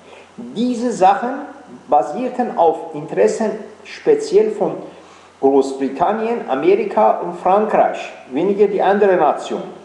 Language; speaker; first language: German; non-native, fluent; Persian